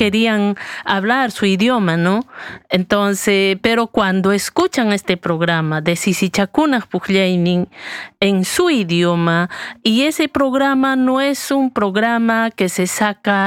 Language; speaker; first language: Spanish; native; Spanish